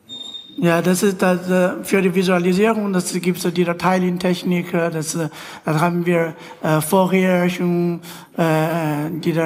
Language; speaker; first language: German; non-native, fluent; Chinese